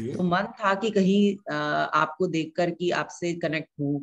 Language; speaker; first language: Hindi; native; Hindi